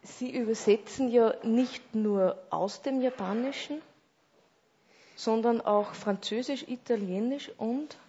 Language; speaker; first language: German; native; German